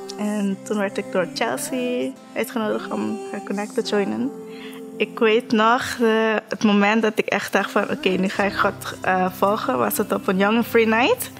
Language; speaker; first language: Dutch; non-native, local second language; Papiamento